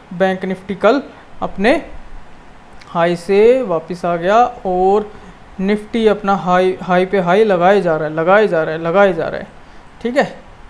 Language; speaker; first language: Hindi; native; Hindi